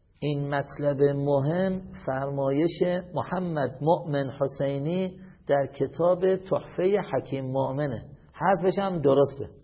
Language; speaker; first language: Persian; native; Persian